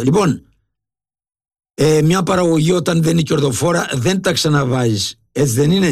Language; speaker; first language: Greek; native; Greek